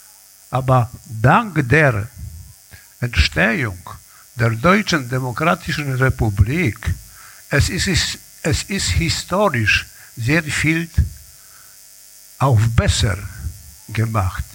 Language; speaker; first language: German; non-native, learner; Polish